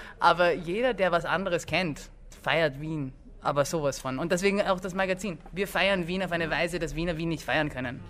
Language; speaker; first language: German; early bilingual, other home language; English